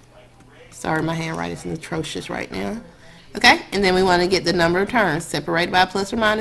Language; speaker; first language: English; native; English